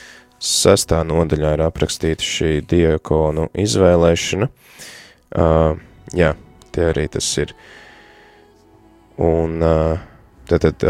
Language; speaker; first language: Latvian; native; Latvian